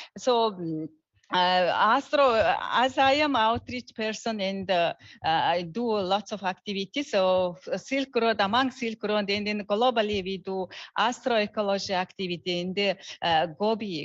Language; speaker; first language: English; non-native, learner; Mongolian